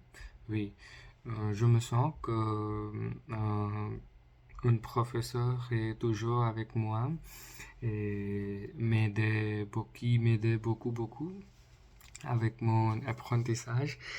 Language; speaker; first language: French; non-native, learner; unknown